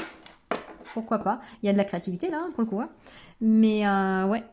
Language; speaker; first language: French; native; French